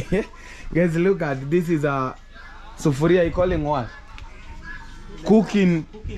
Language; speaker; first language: English; non-native, learner; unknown